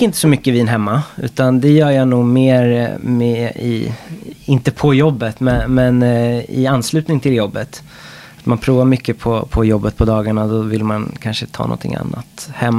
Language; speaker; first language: Swedish; non-native, fluent; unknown